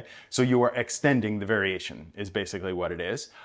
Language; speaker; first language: English; native; English